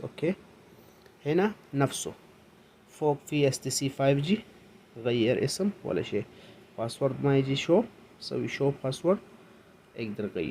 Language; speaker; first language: Arabic; non-native, learner; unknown